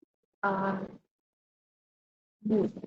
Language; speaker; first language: English; non-native, learner; Vietnamese